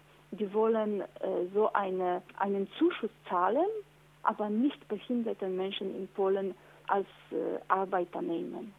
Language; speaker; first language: German; non-native, fluent; Polish